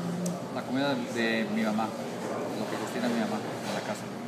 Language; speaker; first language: Spanish; early bilingual, heritage; Spanish